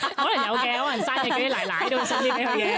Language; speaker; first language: Cantonese; native; Cantonese